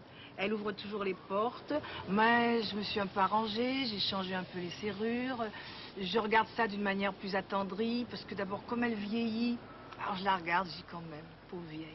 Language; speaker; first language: French; native; French